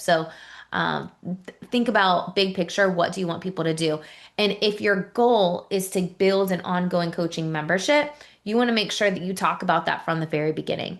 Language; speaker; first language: English; native; English